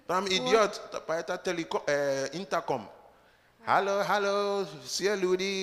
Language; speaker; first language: German; non-native, learner; Russian